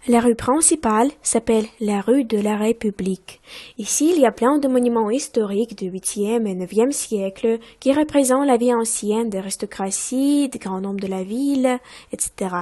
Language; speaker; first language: French; non-native, learner; Russian